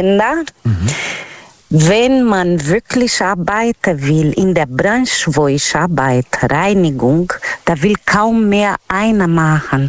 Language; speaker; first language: German; non-native, learner; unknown